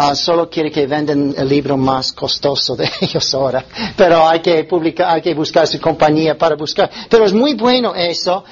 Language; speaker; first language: Spanish; non-native, fluent; English